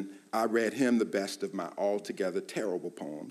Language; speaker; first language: English; native; English